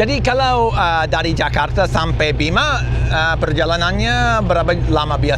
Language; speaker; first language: Indonesian; non-native, fluent; English